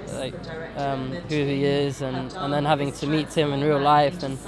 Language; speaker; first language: English; native; English